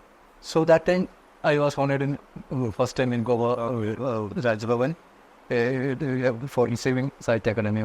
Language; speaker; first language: English; non-native, local second language; Konkani